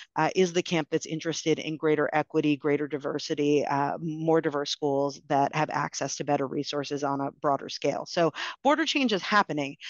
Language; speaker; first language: English; native; English